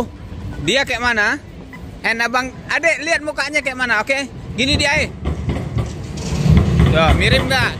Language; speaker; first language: Indonesian; native; Indonesian